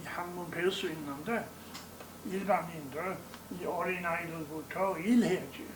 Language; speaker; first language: Korean; non-native, fluent; English